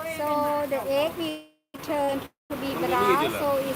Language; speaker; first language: English; non-native, learner; Thai